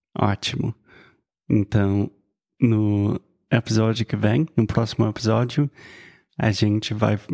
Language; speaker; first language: Portuguese; non-native, fluent; English